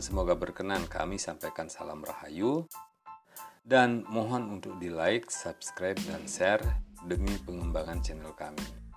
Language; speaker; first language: Indonesian; native; Indonesian